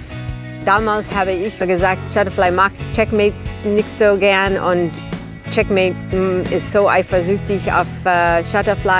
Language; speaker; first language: German; non-native, fluent; English